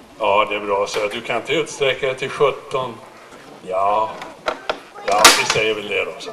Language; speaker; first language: Swedish; native; Swedish